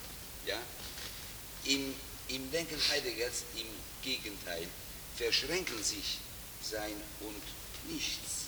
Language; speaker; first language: German; non-native, fluent; Italian